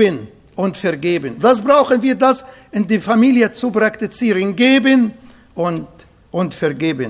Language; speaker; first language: German; non-native, fluent; Arabic